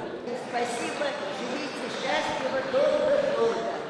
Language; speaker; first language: Russian; native; Russian